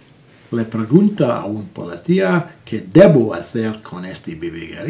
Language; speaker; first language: Spanish; non-native, learner; English